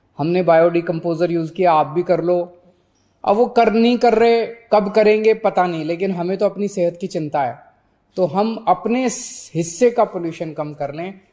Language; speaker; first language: Hindi; native; Hindi